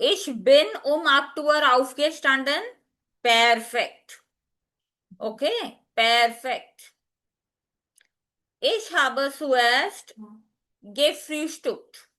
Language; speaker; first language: German; non-native, fluent; Hindi